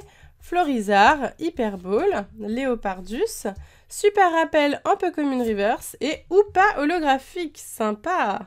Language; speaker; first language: French; native; French